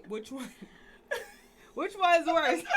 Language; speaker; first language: English; native; English